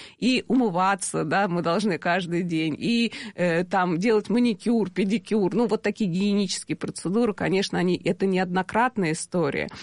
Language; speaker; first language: Russian; native; Russian